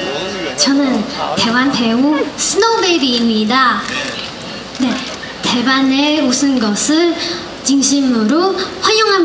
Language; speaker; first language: Korean; non-native, learner; Chinese